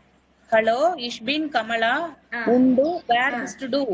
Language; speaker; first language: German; non-native, learner; Tamil